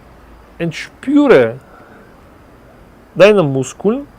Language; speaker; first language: German; non-native, learner; Russian